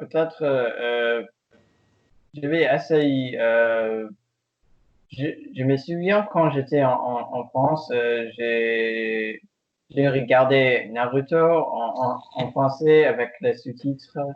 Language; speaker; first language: French; non-native, learner; English